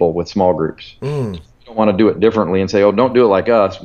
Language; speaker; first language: English; native; English